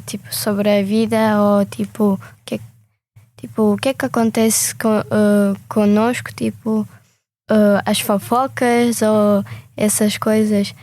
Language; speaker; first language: Portuguese; early bilingual, other home language; Ukrainian